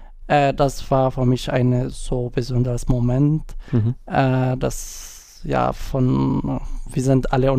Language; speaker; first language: German; non-native, learner; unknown